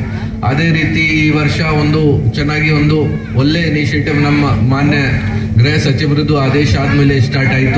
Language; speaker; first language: Kannada; non-native, local second language; Hindi